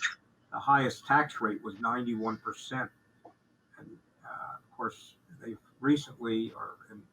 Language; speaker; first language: English; native; English